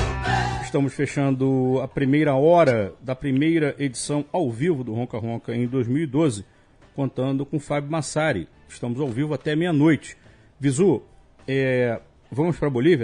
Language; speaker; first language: Portuguese; native; Portuguese